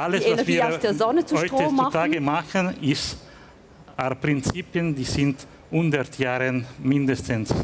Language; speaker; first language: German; non-native, learner; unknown